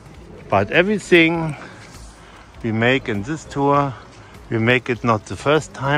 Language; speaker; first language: English; non-native, learner; German